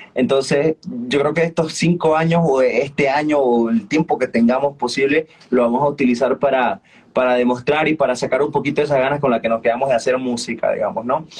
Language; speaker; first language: Spanish; native; Spanish